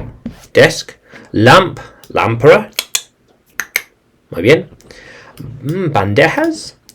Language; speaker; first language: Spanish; non-native, learner; English